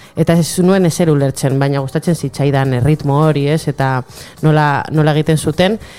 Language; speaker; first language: Basque; non-native, local second language; Spanish